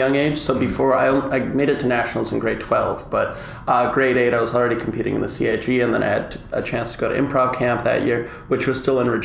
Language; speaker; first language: English; native; English